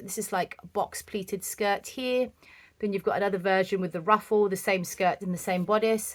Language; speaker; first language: English; native; English